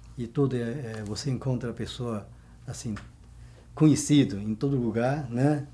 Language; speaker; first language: Portuguese; non-native, fluent; Chinese